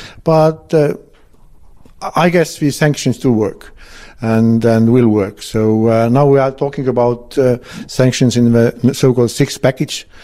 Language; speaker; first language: English; non-native, fluent; Estonian